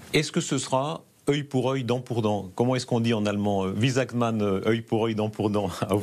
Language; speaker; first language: French; native; French